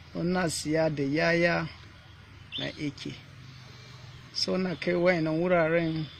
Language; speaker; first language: Hausa; non-native, local second language; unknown